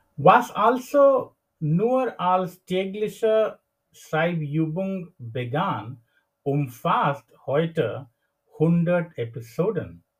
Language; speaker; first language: German; non-native, learner; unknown